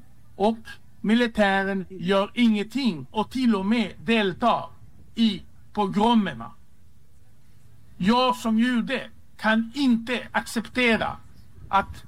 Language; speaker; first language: Swedish; non-native, fluent; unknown